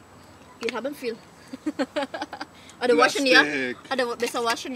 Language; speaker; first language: German; non-native, learner; Indonesian